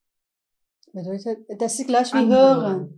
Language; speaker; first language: German; non-native, learner; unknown